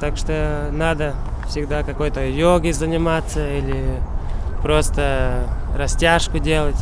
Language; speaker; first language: Russian; non-native, local second language; Latvian